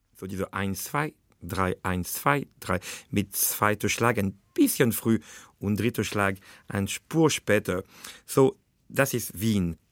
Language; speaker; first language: German; non-native, fluent; French